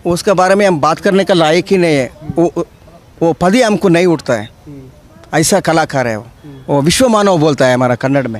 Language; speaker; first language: Hindi; non-native, local second language; Kannada